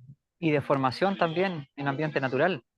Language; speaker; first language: Spanish; native; Spanish